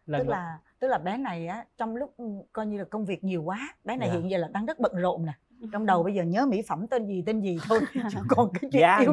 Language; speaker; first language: Vietnamese; native; Vietnamese